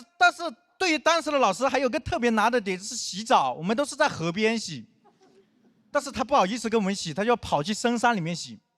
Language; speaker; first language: Chinese; non-native, local second language; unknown